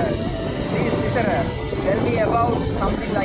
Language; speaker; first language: English; non-native, local second language; Sinhala